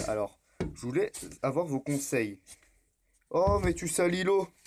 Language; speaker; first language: French; native; French